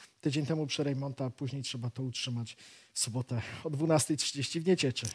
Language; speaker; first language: Polish; native; Polish